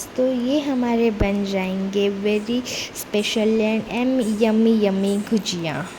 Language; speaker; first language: Hindi; non-native, local second language; Telugu